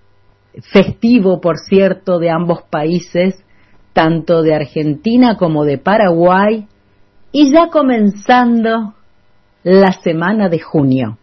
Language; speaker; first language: Spanish; native; Spanish